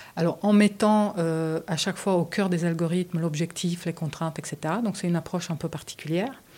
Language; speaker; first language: French; early bilingual, other home language; Romanian